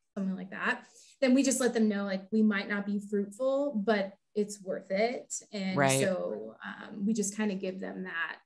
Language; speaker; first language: English; native; English